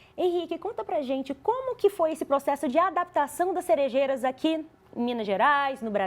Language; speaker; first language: Portuguese; native; Portuguese